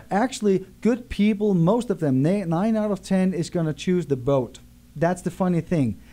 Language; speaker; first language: English; non-native, fluent; Danish